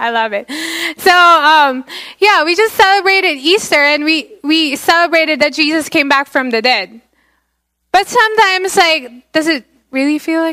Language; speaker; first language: English; non-native, local second language; Filipino